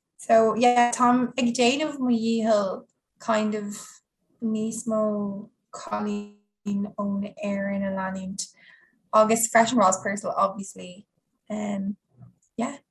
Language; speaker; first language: Irish; non-native, local second language; English